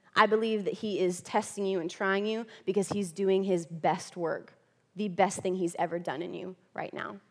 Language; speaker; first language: English; native; English